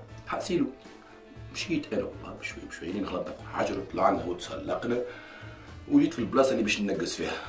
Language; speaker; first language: Arabic; native; Arabic